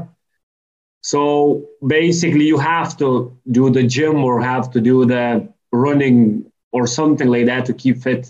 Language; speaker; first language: English; non-native, fluent; Lithuanian